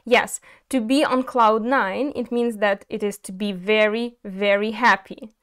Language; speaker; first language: English; non-native, fluent; Ukrainian